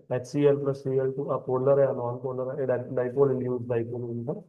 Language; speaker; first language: Hindi; non-native, local second language; Punjabi